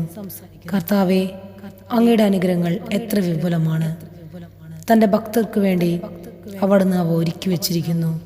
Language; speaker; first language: Malayalam; native; Malayalam